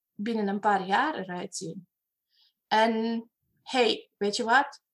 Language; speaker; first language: Dutch; non-native, fluent; Romanian